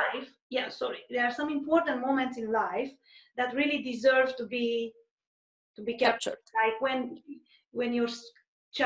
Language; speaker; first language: English; non-native, fluent; Romanian